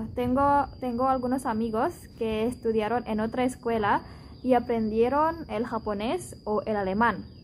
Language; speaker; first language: Spanish; non-native, fluent; Indonesian